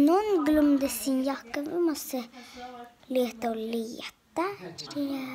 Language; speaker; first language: Swedish; early bilingual, other home language; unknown